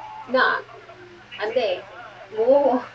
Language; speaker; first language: Korean; non-native, learner; Filipino